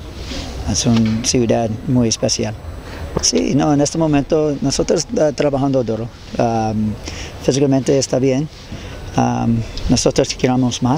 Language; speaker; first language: Spanish; non-native, learner; English